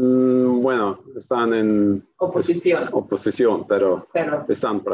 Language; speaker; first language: Spanish; non-native, fluent; Swedish